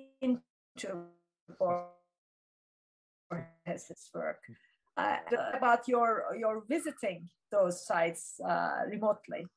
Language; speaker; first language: English; non-native, fluent; Turkish